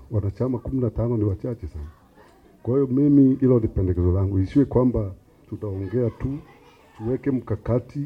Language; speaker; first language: Swahili; native; Swahili